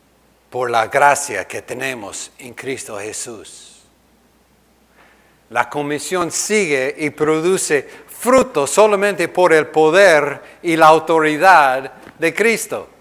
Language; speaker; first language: Spanish; non-native, fluent; English